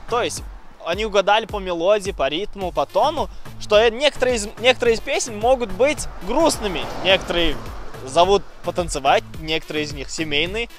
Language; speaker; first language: Russian; non-native, local second language; Turkmen